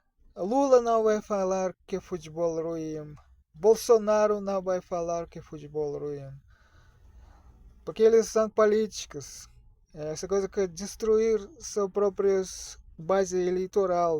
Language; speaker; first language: Portuguese; non-native, learner; Russian